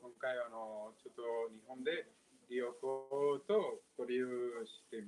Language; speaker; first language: Japanese; non-native, learner; Spanish